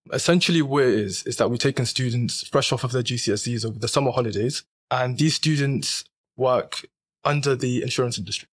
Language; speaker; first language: English; native; English